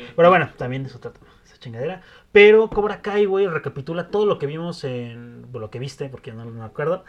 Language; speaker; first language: Spanish; native; Spanish